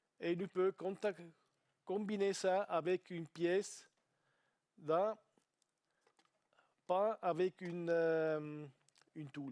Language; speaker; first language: French; non-native, learner; Italian